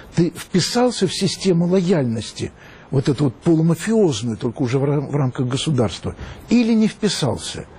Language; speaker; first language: Russian; native; Russian